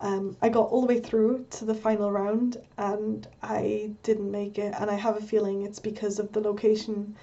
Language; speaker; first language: English; native; English